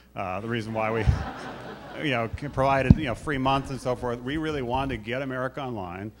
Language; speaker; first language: English; native; English